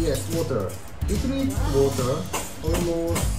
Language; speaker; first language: English; non-native, local second language; Filipino